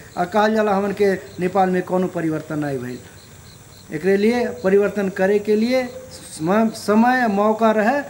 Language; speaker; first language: Bhojpuri; non-native, local second language; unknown